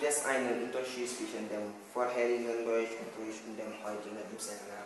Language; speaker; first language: German; non-native, learner; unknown